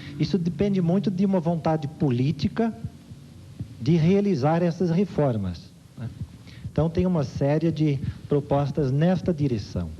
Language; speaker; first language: Portuguese; native; Portuguese